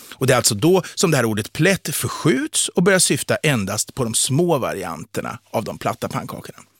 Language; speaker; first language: Swedish; native; Swedish